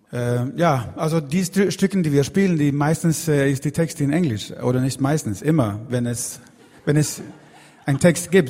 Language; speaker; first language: German; non-native, fluent; Swedish